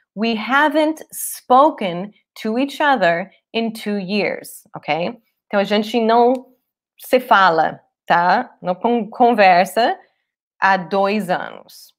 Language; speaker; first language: Portuguese; non-native, fluent; English